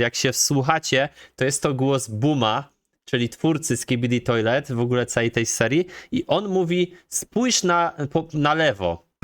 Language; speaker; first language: Polish; native; Polish